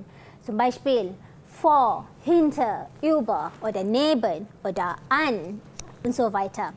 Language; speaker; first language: German; non-native, fluent; Malay